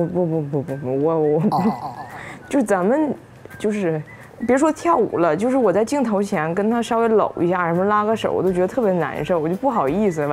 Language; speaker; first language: Chinese; native; Chinese